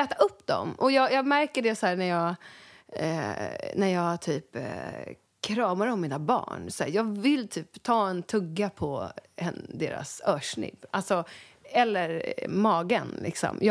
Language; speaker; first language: Swedish; native; Swedish